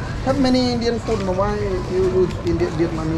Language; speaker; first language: English; non-native, local second language; Hindi